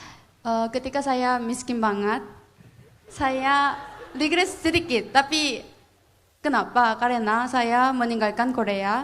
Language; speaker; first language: Indonesian; non-native, fluent; Korean